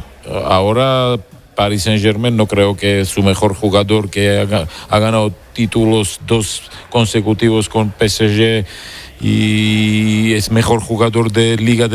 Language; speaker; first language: Spanish; non-native, fluent; Georgian